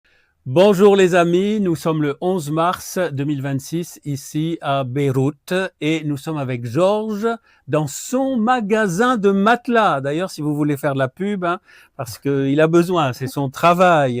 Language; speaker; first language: French; native; French